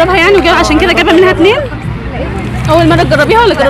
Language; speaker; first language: Arabic; native; Arabic